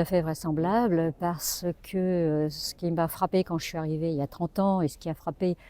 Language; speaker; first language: French; native; French